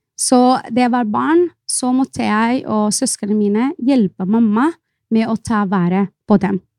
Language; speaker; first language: Norwegian; non-native, fluent; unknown